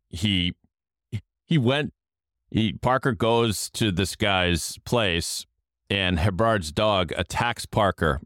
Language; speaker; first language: English; native; English